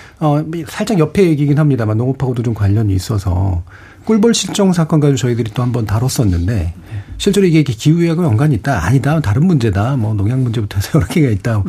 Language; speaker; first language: Korean; native; Korean